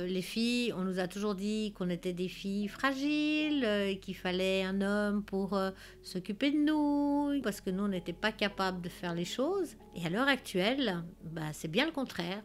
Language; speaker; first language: French; early bilingual, other home language; Spanish